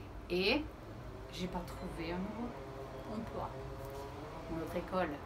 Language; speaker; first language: French; early bilingual, heritage; Portuguese